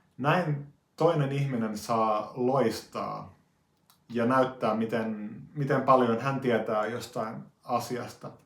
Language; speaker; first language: Finnish; native; Finnish